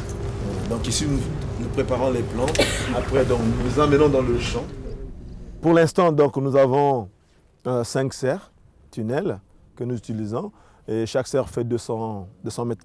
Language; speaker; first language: French; native; French